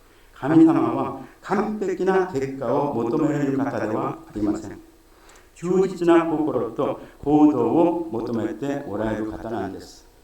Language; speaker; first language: Japanese; non-native, fluent; Korean